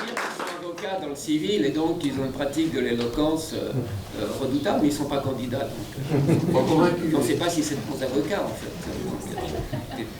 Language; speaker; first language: French; native; French